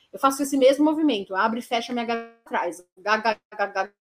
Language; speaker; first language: Portuguese; native; Portuguese